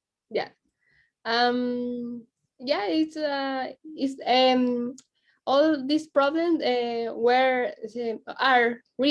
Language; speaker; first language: English; non-native, learner; Spanish